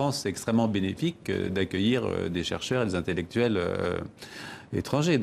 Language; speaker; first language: French; native; French